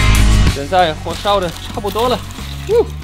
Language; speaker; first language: Chinese; non-native, fluent; German